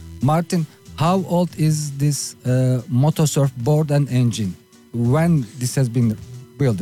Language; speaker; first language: English; non-native, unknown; Turkish